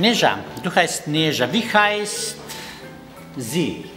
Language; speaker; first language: German; non-native, fluent; Slovenian